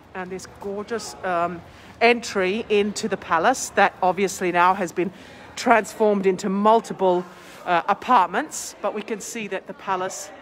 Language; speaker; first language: English; native; English